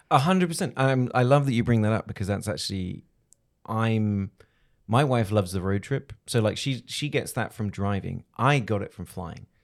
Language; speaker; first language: English; native; English